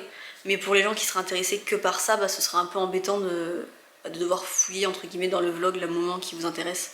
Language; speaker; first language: French; native; French